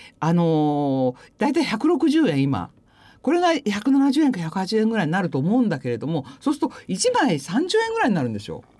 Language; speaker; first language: Japanese; native; Japanese